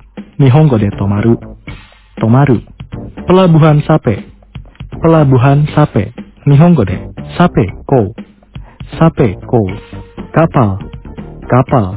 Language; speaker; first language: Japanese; non-native, fluent; Indonesian